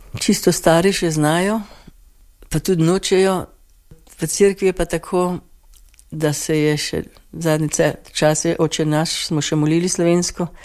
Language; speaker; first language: Slovenian; native; Slovenian